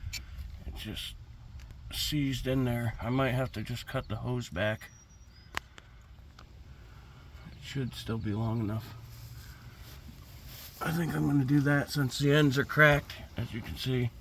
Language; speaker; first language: English; native; English